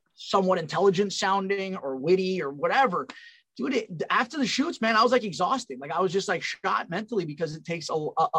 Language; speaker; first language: English; native; English